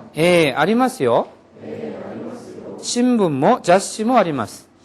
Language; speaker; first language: Japanese; non-native, fluent; Korean